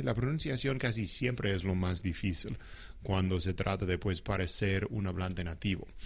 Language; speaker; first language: Spanish; non-native, fluent; English